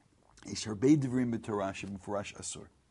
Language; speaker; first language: Hebrew; non-native, fluent; English